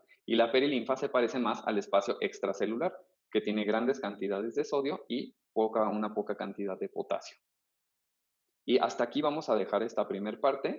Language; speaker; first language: Spanish; native; Spanish